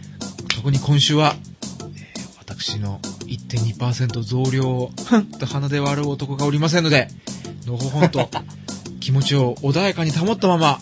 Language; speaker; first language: Japanese; native; Japanese